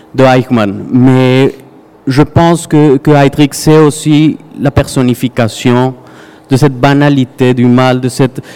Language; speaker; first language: French; non-native, fluent; Spanish